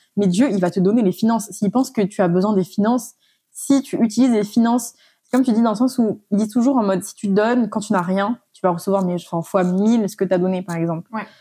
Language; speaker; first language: French; non-native, local second language; Malagasy